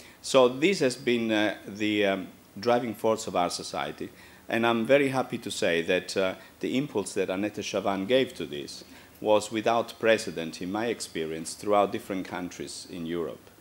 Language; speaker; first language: English; non-native, fluent; Italian